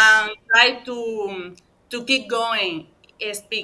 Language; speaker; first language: English; non-native, learner; Spanish